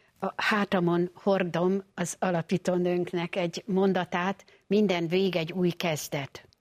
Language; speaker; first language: Hungarian; native; Hungarian